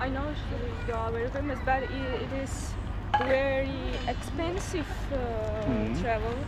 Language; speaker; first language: English; non-native, learner; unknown